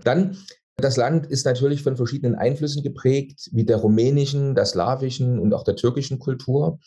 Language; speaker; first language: German; native; German